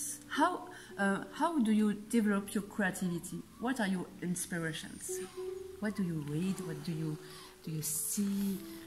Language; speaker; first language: English; non-native, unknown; French